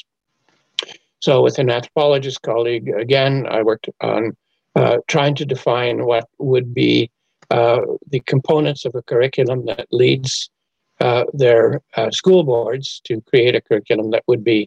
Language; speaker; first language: English; native; English